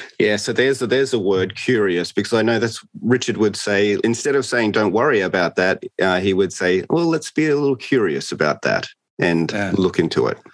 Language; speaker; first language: English; native; English